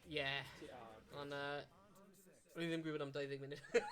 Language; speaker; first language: Welsh; native; Welsh